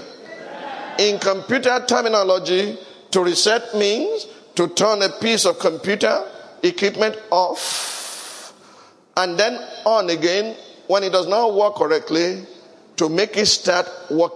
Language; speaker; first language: English; non-native, local second language; Yoruba